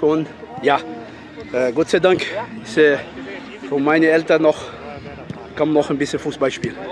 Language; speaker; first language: German; non-native, learner; Portuguese